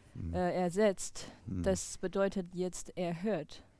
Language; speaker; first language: German; non-native, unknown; Chinese